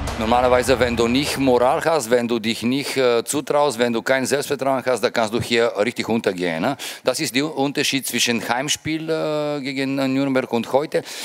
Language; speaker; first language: German; non-native, fluent; Bulgarian